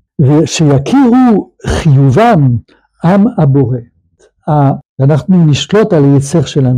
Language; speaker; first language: Hebrew; non-native, fluent; French